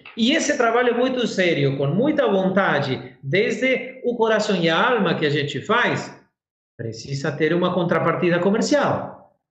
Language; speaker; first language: Portuguese; non-native, fluent; Spanish